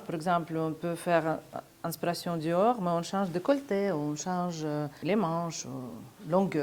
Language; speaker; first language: French; non-native, fluent; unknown